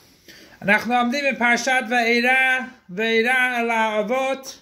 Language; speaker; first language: Hebrew; non-native, fluent; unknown